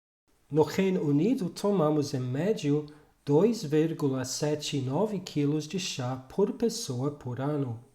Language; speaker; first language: Portuguese; non-native, fluent; English